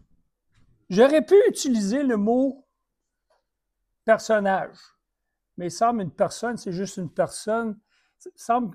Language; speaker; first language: French; native; French